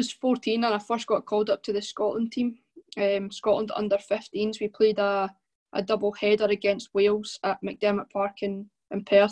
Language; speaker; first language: English; native; English